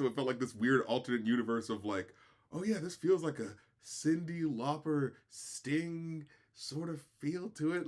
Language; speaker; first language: English; native; English